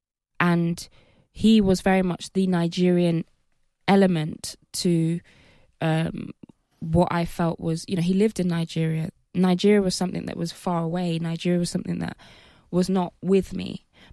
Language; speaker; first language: English; native; English